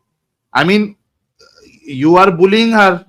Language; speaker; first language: Hindi; native; Hindi